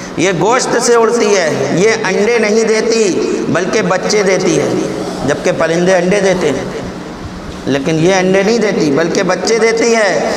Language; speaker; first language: Urdu; native; Urdu